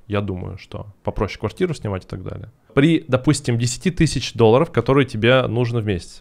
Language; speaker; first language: Russian; native; Russian